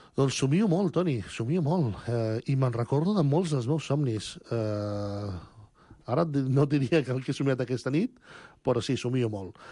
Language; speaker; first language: Catalan; early bilingual, other home language; Spanish